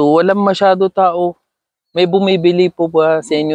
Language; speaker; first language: Filipino; non-native, learner; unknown